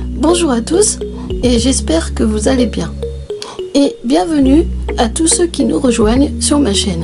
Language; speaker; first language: French; native; French